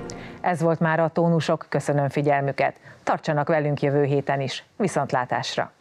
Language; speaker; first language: Hungarian; native; Hungarian